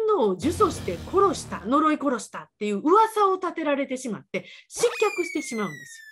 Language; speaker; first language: Japanese; native; Japanese